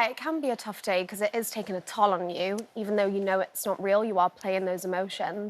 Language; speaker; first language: English; native; English